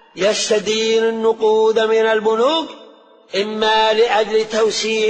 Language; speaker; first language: Arabic; native; Arabic